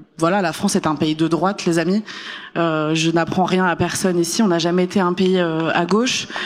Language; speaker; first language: French; early bilingual, other home language; Kabyle